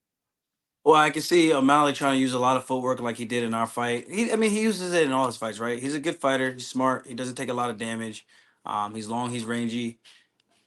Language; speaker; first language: English; native; English